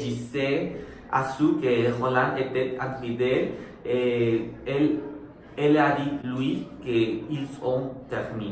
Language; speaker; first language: French; non-native, learner; Spanish